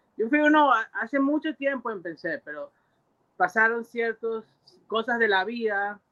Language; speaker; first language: Spanish; early bilingual, heritage; Spanish